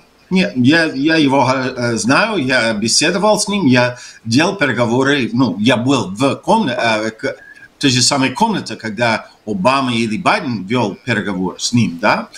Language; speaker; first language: Russian; non-native, fluent; English